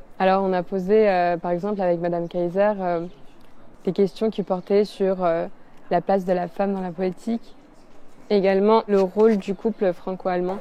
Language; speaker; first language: French; native; French